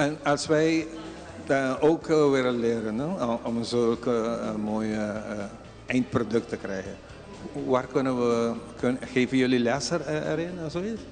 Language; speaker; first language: Dutch; non-native, local second language; Papiamento